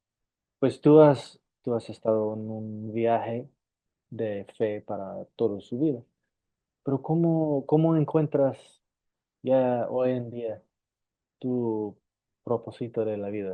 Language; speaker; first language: Spanish; non-native, fluent; English